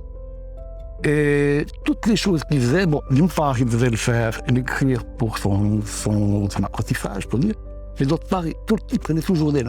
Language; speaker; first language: French; native; French